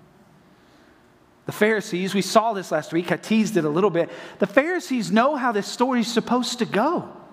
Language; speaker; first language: English; native; English